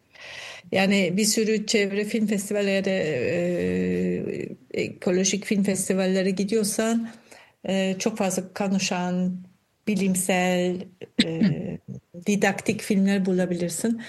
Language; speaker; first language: Turkish; non-native, fluent; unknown